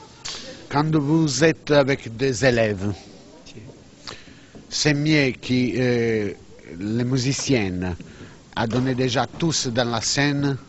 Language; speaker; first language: French; non-native, learner; Italian